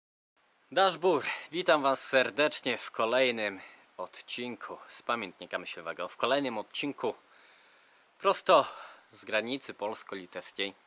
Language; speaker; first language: Polish; native; Polish